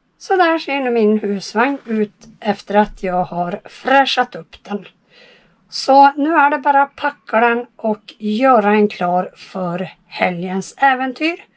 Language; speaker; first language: Swedish; native; Swedish